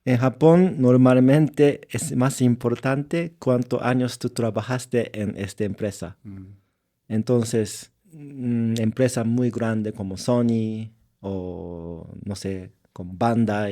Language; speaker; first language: Spanish; non-native, learner; Japanese